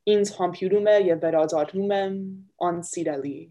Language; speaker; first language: Armenian; early bilingual, heritage; Armenian